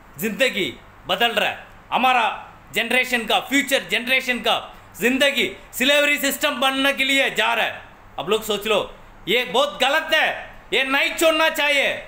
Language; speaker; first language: Hindi; non-native, local second language; Tamil